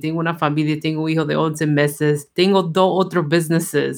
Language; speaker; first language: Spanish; early bilingual, heritage; Spanish